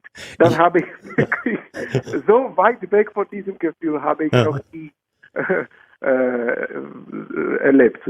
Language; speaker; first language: German; non-native, fluent; Czech